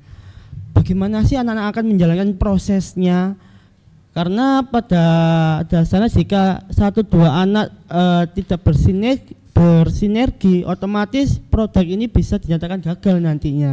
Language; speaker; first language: Indonesian; native; Indonesian